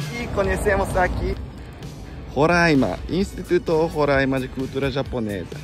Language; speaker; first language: Portuguese; non-native, learner; Japanese